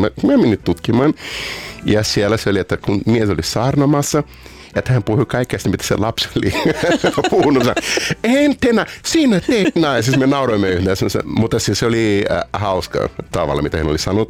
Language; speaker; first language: Finnish; non-native, learner; Portuguese